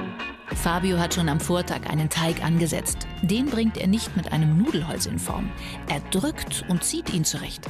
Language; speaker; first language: German; native; German